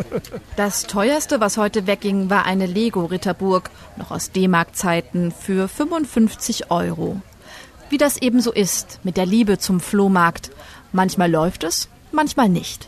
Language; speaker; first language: German; native; German